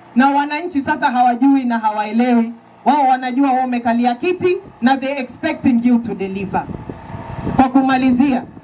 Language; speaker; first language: Swahili; native; Swahili